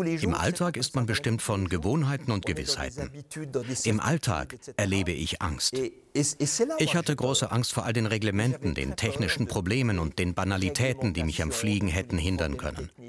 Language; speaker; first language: German; non-native, local second language; French